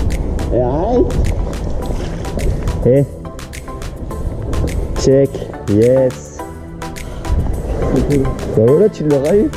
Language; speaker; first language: French; native; French